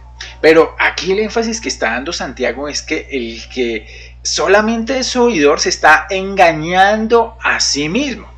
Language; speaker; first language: Spanish; native; Spanish